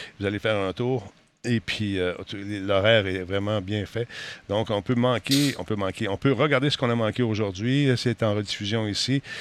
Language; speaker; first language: French; native; French